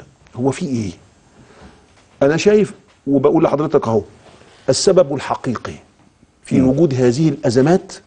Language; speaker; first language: Arabic; native; Arabic